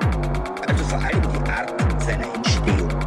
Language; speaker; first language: German; native; German